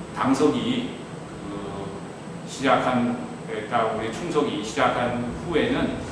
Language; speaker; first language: Korean; non-native, fluent; Chinese